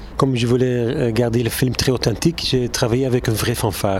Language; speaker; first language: French; non-native, local second language; Turkish